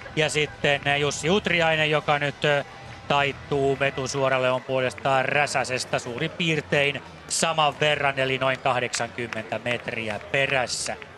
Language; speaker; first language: Finnish; native; Finnish